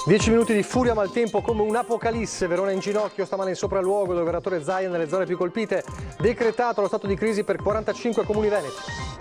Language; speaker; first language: Italian; native; Italian